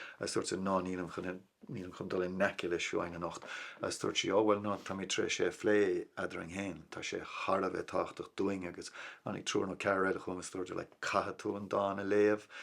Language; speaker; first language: Irish; non-native, local second language; English